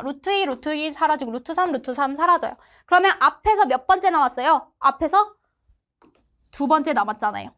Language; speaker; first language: Korean; native; Korean